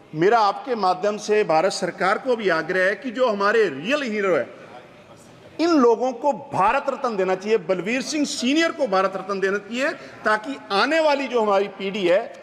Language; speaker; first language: Hindi; non-native, local second language; Punjabi